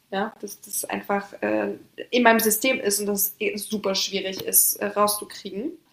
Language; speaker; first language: German; early bilingual, other home language; French